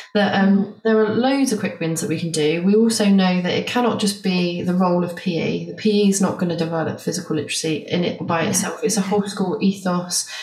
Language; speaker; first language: English; native; English